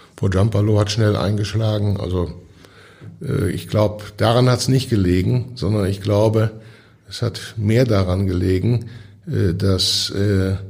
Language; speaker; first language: German; native; German